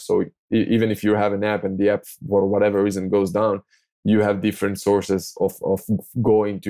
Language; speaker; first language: English; non-native, fluent; Hebrew